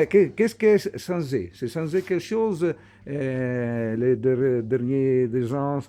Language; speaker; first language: French; non-native, learner; Italian